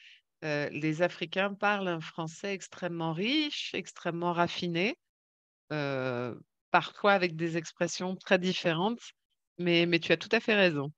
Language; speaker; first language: French; native; French